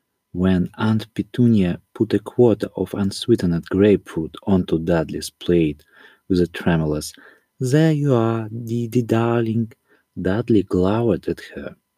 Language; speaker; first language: English; non-native, learner; Russian